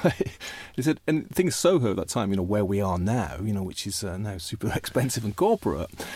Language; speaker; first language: English; native; English